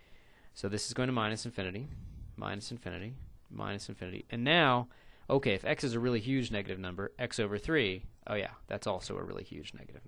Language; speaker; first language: English; native; English